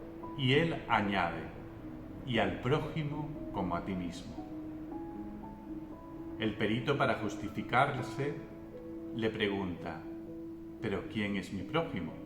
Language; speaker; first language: Spanish; native; Spanish